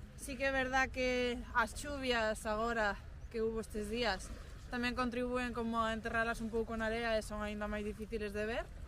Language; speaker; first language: Galician; non-native, local second language; Spanish